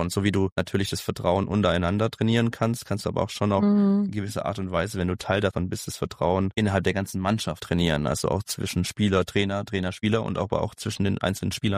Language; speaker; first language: German; native; German